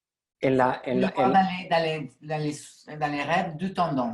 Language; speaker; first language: French; non-native, fluent; Spanish